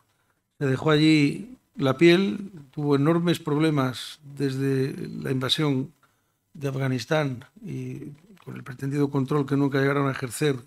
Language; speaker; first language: Spanish; native; Spanish